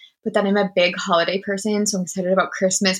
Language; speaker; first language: English; native; English